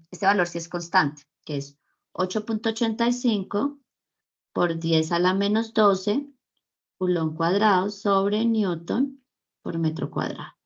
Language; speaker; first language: Spanish; native; Spanish